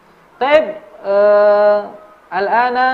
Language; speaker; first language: Arabic; non-native, learner; Indonesian